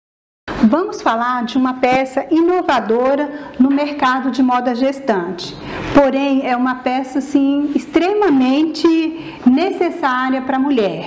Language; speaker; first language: Portuguese; native; Portuguese